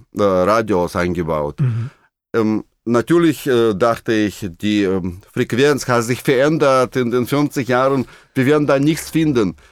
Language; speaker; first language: German; non-native, fluent; Russian